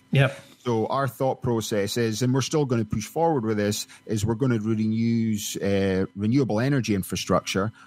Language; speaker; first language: English; native; English